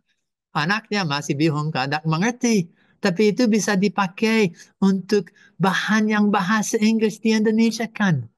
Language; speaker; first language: Indonesian; non-native, fluent; English